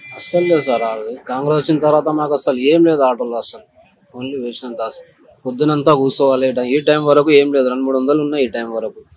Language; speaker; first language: Telugu; native; Telugu